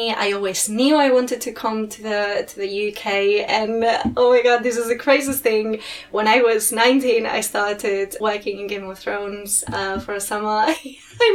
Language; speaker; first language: English; non-native, fluent; Spanish